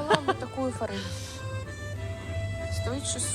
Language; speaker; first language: Russian; native; Russian